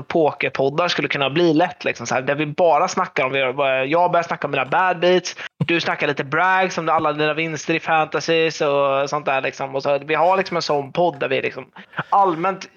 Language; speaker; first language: Swedish; native; Swedish